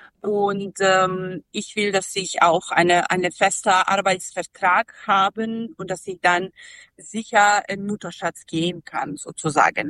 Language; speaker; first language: German; non-native, fluent; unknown